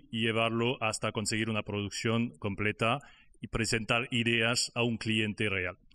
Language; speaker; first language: Spanish; non-native, fluent; French